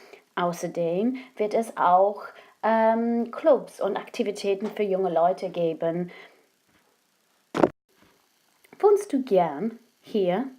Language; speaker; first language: German; non-native, fluent; English